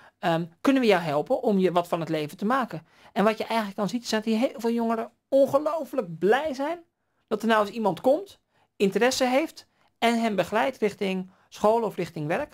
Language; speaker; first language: Dutch; native; Dutch